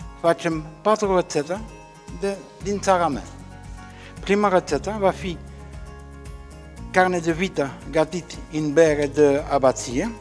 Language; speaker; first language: Romanian; non-native, learner; French